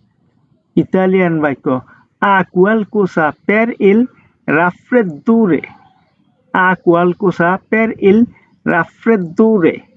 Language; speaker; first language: Italian; non-native, fluent; Bangla